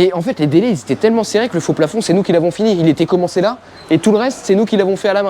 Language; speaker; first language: French; native; French